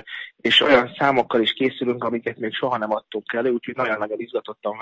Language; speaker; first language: Hungarian; native; Hungarian